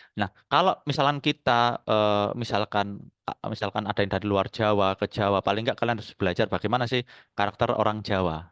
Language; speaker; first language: Indonesian; native; Indonesian